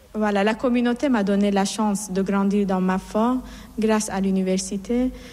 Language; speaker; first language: French; non-native, fluent; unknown